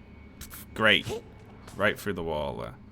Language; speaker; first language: English; native; English